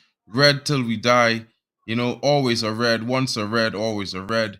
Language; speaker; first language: English; native; English